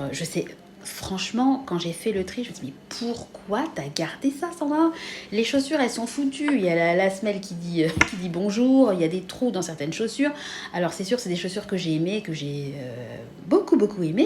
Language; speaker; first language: French; native; French